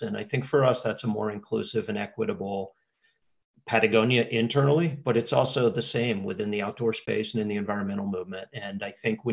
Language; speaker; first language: English; native; English